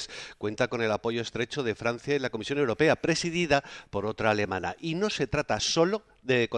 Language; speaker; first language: Spanish; native; Spanish